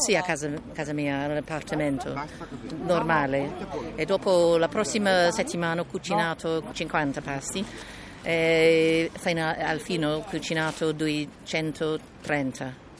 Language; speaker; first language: Italian; non-native, learner; English